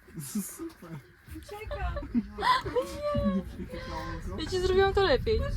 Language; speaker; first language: Polish; non-native, fluent; Ukrainian